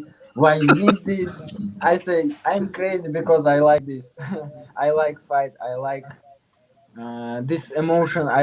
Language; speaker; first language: English; non-native, learner; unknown